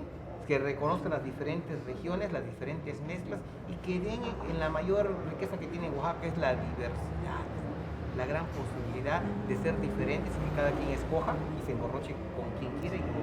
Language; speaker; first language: Spanish; native; Spanish